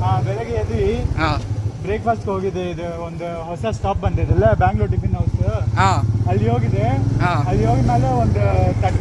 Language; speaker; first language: Kannada; non-native, local second language; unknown